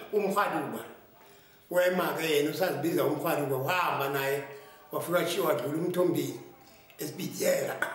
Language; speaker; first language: Zulu; non-native, local second language; South Ndebele